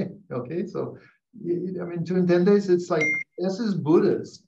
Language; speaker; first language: English; native; English